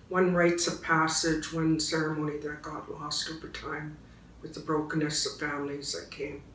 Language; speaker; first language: English; native; English